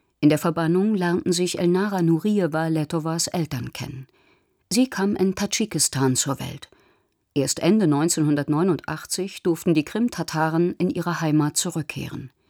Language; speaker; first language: German; native; German